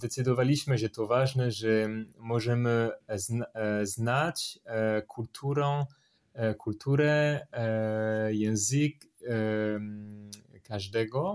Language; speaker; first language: Polish; non-native, learner; French